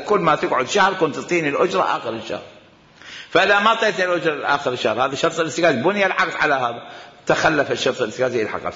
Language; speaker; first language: Arabic; native; Arabic